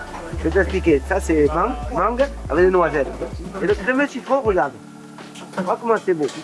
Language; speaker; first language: French; native; French